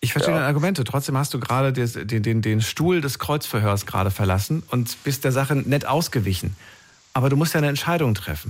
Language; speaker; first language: German; native; German